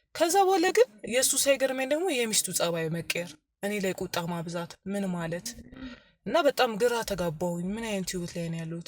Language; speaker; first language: Amharic; native; Amharic